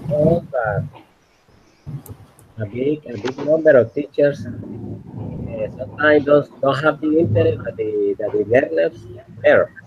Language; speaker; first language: English; non-native, learner; Spanish